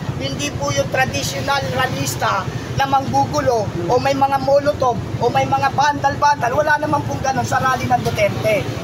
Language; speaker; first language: Filipino; native; Filipino